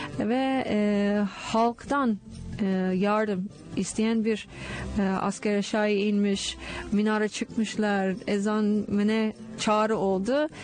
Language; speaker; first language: Turkish; non-native, fluent; English